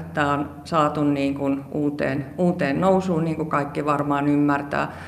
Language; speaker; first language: Finnish; native; Finnish